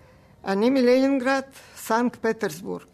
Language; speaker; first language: Hebrew; non-native, fluent; Russian